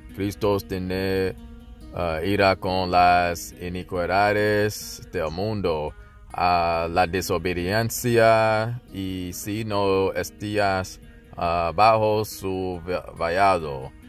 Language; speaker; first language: Spanish; non-native, learner; English